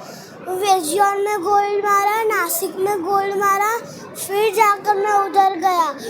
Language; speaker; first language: Hindi; non-native, local second language; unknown